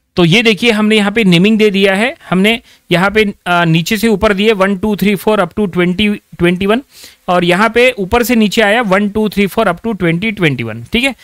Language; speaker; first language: Hindi; non-native, local second language; Marathi